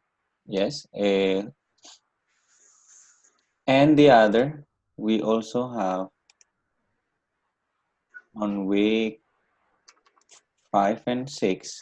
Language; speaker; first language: English; non-native, learner; Indonesian